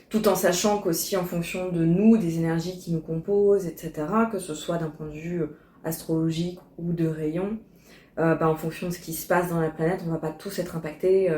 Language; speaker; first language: French; native; French